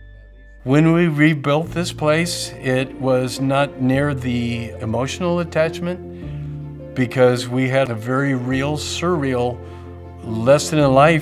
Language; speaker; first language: English; native; English